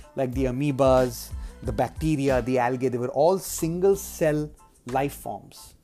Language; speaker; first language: English; non-native, local second language; Hindi